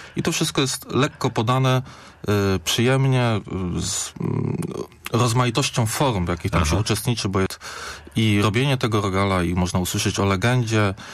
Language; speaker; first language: Polish; native; Polish